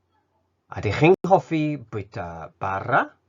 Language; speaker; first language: Welsh; non-native, fluent; Japanese